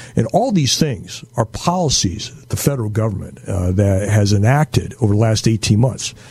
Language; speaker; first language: English; native; English